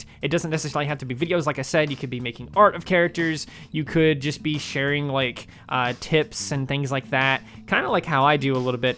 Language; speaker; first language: English; native; English